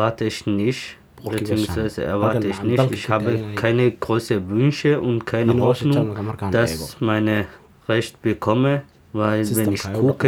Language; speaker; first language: German; non-native, learner; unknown